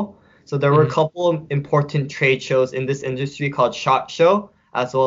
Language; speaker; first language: English; native; English